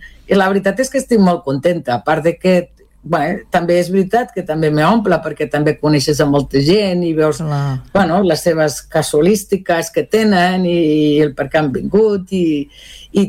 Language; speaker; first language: Catalan; non-native, local second language; Spanish